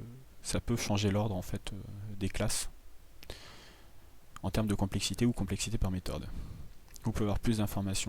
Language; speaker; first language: French; native; French